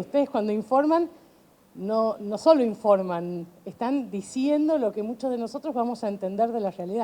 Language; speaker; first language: Spanish; native; Spanish